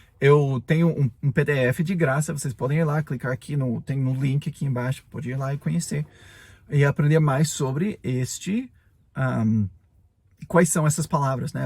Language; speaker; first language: Portuguese; non-native, fluent; English